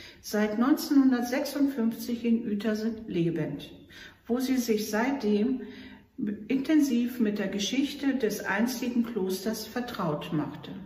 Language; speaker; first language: German; native; German